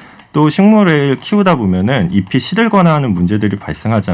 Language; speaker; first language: Korean; native; Korean